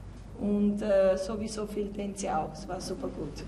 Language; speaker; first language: German; early bilingual, heritage; German